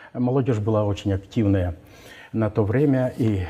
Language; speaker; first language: Russian; non-native, local second language; Ukrainian